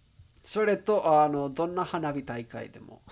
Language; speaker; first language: Japanese; non-native, learner; English